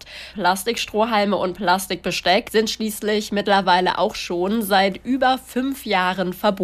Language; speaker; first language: German; native; German